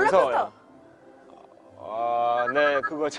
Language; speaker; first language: Korean; non-native, fluent; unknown